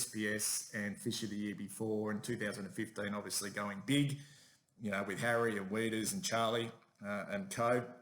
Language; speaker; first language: English; native; English